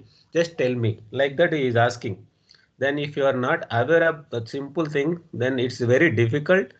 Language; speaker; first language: English; non-native, local second language; Telugu